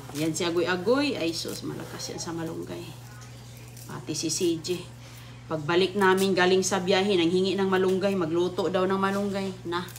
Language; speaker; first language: Filipino; non-native, local second language; Cebuano